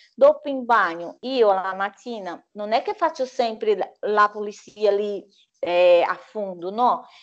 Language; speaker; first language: Italian; non-native, fluent; Portuguese